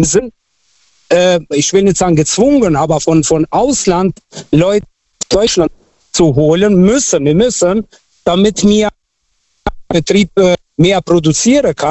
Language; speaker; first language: German; non-native, local second language; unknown